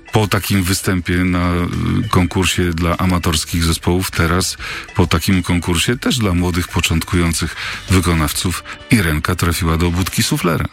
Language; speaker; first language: Polish; native; Polish